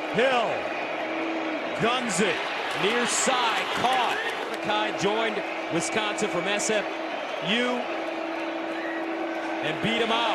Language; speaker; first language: English; native; English